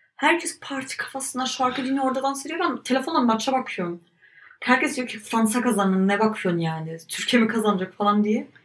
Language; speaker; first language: Turkish; early bilingual, heritage; Turkish